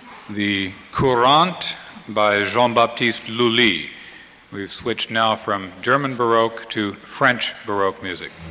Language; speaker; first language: English; native; English